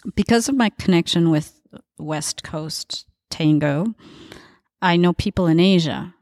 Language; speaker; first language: English; native; English